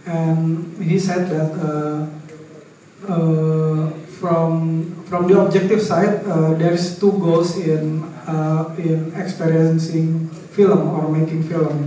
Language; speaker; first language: English; non-native, fluent; Indonesian